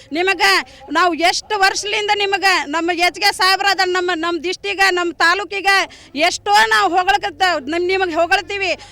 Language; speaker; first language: Kannada; non-native, local second language; Lambadi